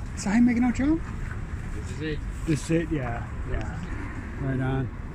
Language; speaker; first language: English; native; English